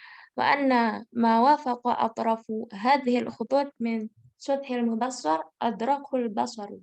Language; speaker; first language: Arabic; non-native, learner; Indonesian